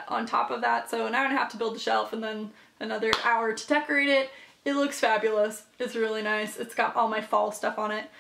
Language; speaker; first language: English; native; English